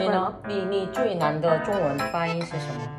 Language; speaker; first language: Chinese; non-native, learner; Korean